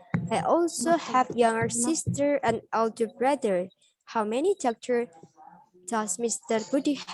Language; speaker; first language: English; non-native, learner; Indonesian